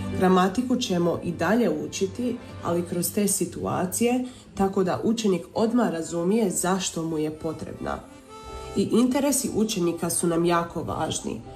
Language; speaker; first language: Croatian; early bilingual, heritage; Croatian